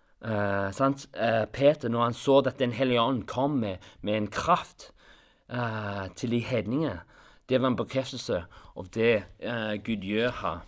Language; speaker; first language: Norwegian; non-native, fluent; English